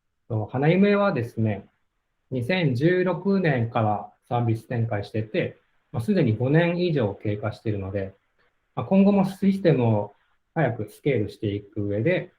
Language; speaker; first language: Japanese; native; Japanese